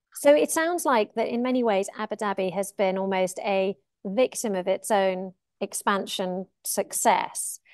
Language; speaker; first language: English; native; English